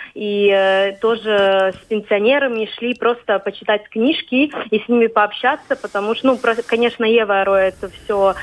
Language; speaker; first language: Russian; non-native, local second language; Latvian